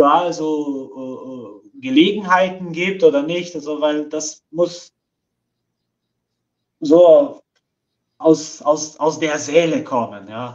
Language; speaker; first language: German; non-native, fluent; Portuguese